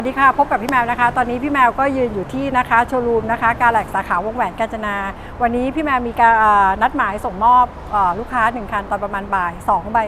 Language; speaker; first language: Thai; native; Thai